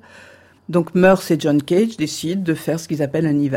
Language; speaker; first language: French; native; French